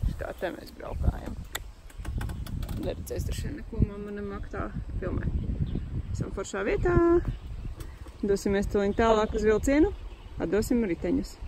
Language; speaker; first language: Latvian; native; Latvian